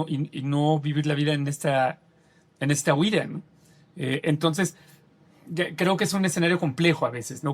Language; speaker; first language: Spanish; native; Spanish